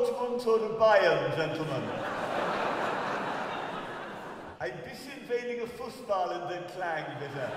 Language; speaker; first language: German; non-native, fluent; English